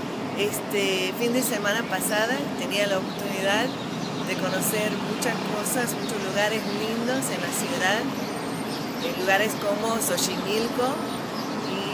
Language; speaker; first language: Spanish; non-native, fluent; English